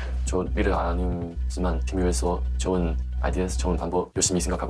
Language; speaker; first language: Korean; non-native, learner; Chinese